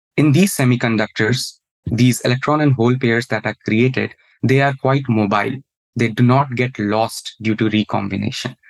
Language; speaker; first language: English; non-native, local second language; Hindi